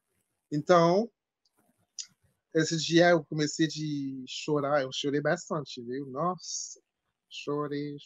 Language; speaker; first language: Portuguese; non-native, fluent; French